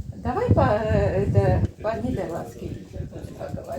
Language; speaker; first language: Russian; non-native, fluent; Armenian